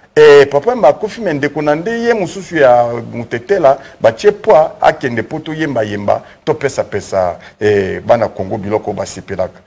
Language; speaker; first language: Lingala; non-native, local second language; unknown